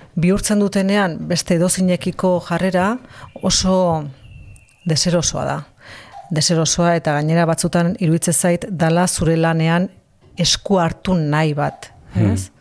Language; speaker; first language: Basque; native; Basque